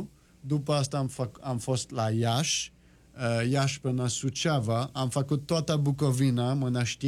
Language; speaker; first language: Romanian; non-native, learner; French